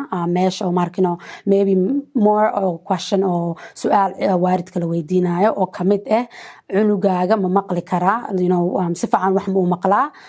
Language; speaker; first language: Somali; early bilingual, heritage; Somali